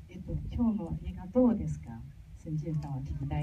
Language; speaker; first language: Japanese; non-native, learner; Chinese